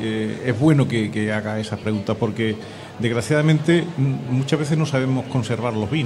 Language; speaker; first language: Spanish; native; Spanish